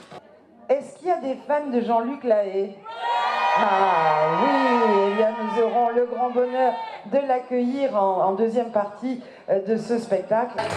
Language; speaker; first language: French; native; French